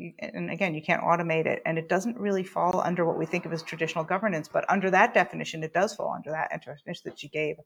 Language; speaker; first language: English; native; English